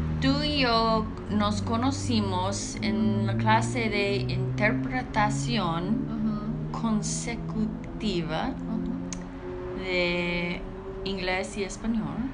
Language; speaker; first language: Spanish; non-native, learner; English